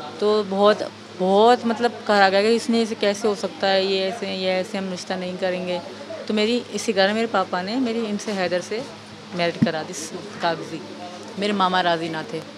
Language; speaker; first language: Urdu; non-native, local second language; Sindhi